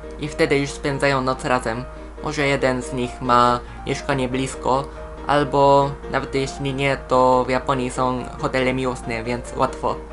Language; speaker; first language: Polish; non-native, fluent; Japanese